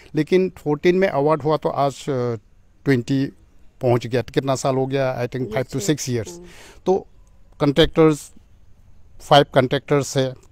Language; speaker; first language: Hindi; non-native, local second language; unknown